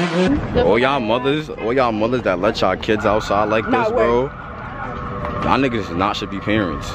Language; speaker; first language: English; native; English